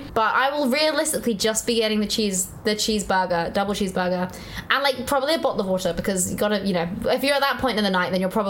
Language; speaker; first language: English; native; English